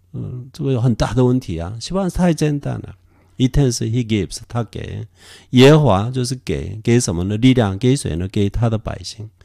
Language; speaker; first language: Chinese; non-native, fluent; Korean